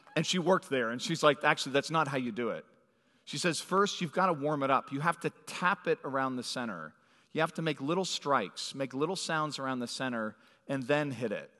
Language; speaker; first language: English; native; English